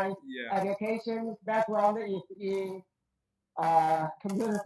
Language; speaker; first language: English; non-native, learner; Chinese